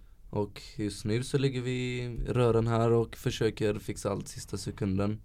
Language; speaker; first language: Swedish; non-native, fluent; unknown